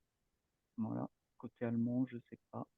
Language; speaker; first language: French; native; French